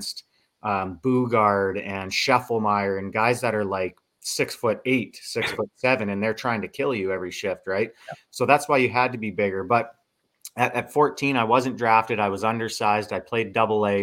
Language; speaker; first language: English; native; English